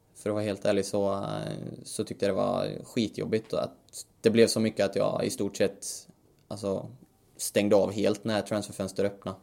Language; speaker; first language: Swedish; native; Swedish